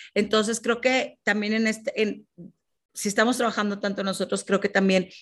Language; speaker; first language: Spanish; native; Spanish